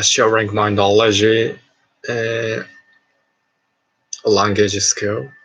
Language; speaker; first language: English; non-native, learner; Japanese